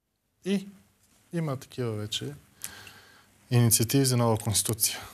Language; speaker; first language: Bulgarian; native; Bulgarian